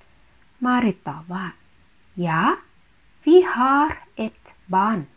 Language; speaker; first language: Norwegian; non-native, fluent; Thai